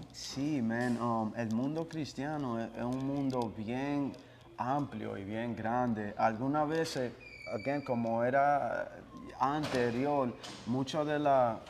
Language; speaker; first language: Spanish; early bilingual, heritage; Spanish